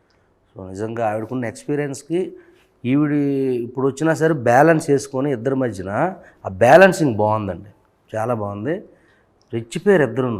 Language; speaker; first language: Telugu; native; Telugu